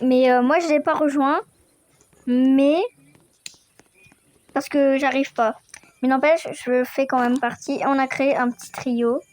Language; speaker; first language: French; native; French